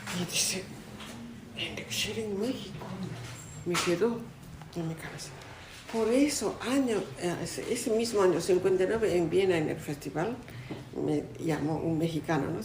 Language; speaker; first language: Spanish; non-native, fluent; Japanese